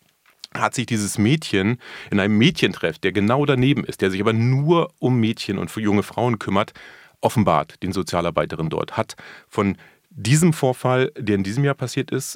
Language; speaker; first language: German; native; German